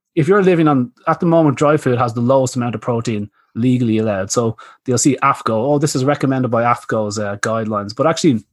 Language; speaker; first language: English; native; English